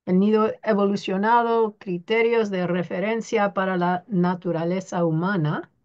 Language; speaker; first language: Spanish; early bilingual, other home language; English